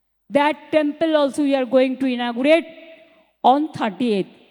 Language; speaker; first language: English; non-native, local second language; Bangla